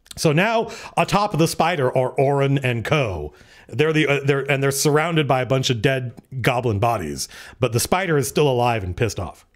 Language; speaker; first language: English; native; English